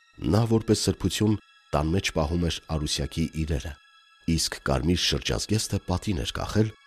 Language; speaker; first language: Armenian; native; Armenian